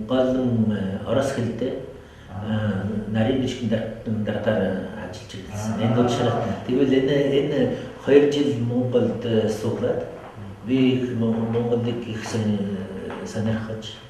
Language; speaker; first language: Mongolian; non-native, fluent; French